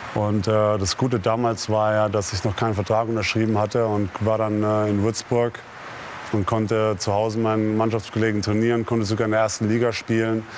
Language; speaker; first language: German; native; German